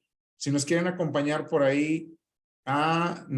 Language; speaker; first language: Spanish; native; Spanish